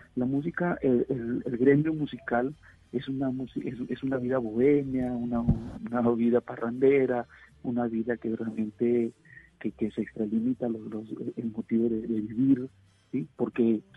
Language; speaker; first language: Spanish; native; Spanish